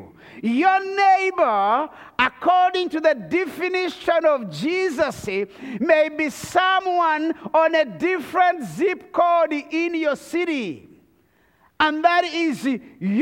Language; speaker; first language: English; non-native, local second language; Kinyarwanda